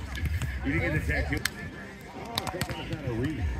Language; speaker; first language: English; native; English